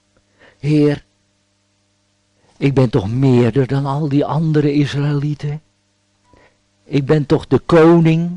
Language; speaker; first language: Dutch; native; Dutch